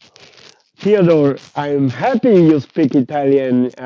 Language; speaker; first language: English; non-native, fluent; Italian